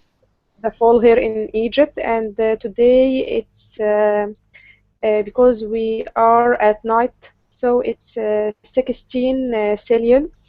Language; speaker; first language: English; non-native, learner; Arabic